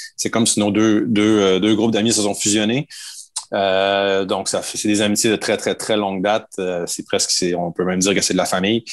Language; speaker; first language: French; native; French